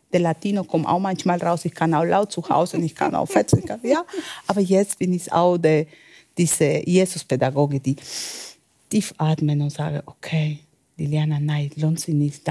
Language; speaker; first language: German; non-native, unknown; Spanish